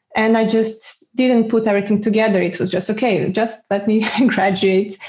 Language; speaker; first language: English; non-native, fluent; Serbian